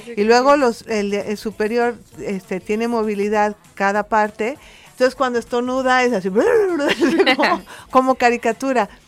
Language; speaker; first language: Spanish; native; Spanish